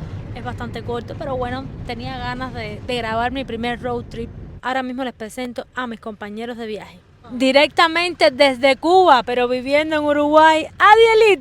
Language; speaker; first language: Spanish; native; Spanish